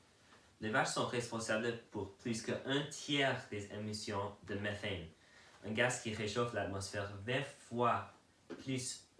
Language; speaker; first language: French; non-native, learner; English